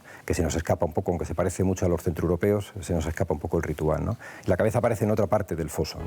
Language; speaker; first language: Spanish; native; Spanish